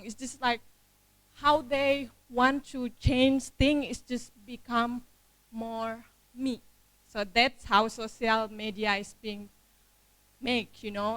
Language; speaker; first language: English; non-native, learner; Indonesian